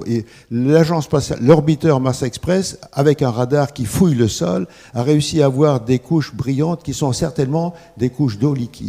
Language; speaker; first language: French; native; French